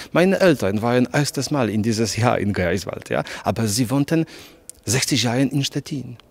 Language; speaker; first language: German; non-native, learner; Polish